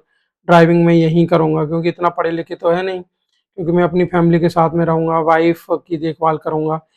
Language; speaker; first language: Hindi; native; Hindi